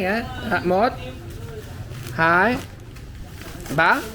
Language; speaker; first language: Vietnamese; non-native, learner; Polish